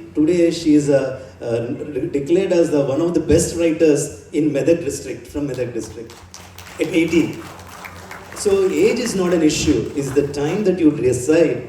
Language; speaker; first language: English; non-native, local second language; Telugu